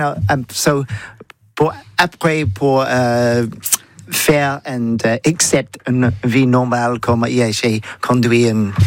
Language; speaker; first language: French; non-native, learner; English